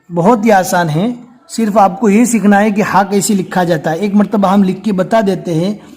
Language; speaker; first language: Hindi; native; Hindi